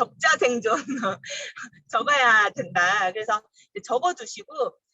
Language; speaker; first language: Korean; native; Korean